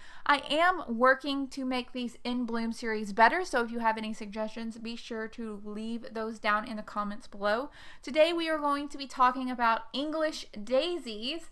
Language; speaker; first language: English; native; English